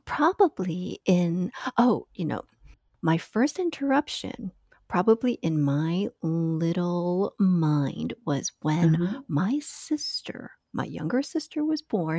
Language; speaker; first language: English; non-native, fluent; Chinese